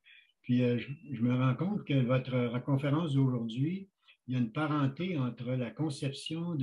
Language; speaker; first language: French; native; French